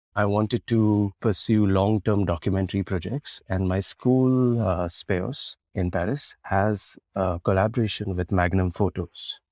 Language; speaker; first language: English; non-native, local second language; Marathi